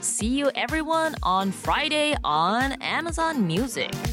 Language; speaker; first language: English; non-native, fluent; Japanese